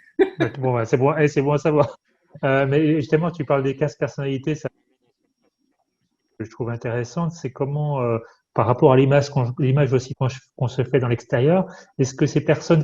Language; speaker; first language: French; native; French